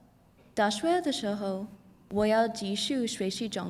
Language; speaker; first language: Chinese; non-native, learner; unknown